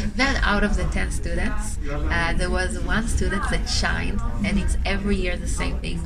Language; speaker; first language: English; non-native, fluent; Hebrew